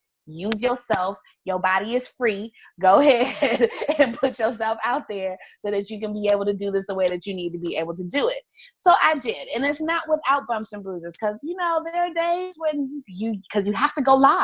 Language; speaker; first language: English; native; English